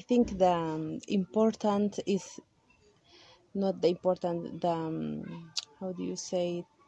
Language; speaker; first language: English; non-native, local second language; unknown